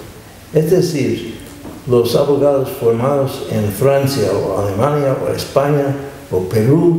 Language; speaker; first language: Spanish; non-native, fluent; English